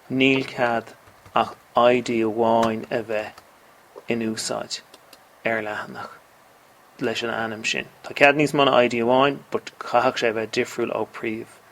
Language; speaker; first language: Irish; native; Irish